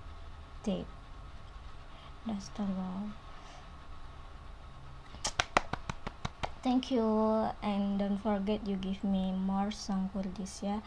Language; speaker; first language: English; non-native, learner; Indonesian